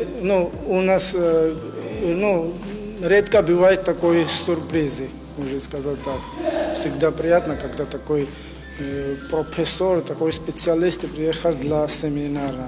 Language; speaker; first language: Russian; non-native, fluent; Georgian